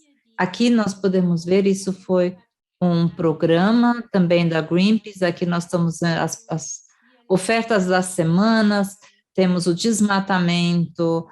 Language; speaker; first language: Portuguese; non-native, fluent; German